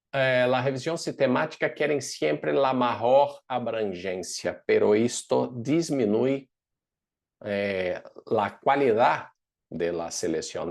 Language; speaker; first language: Spanish; non-native, fluent; Portuguese